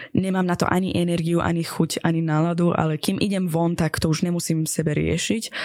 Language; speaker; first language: Slovak; non-native, fluent; Persian